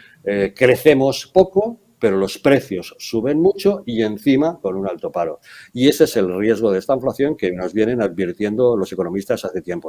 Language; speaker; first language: Spanish; native; Spanish